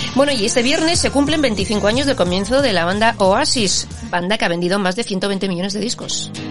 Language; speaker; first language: Spanish; native; Spanish